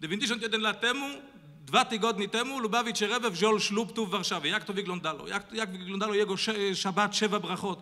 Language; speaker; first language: Polish; non-native, fluent; Hebrew